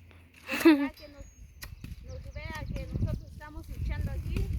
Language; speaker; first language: Spanish; non-native, local second language; Kʼicheʼ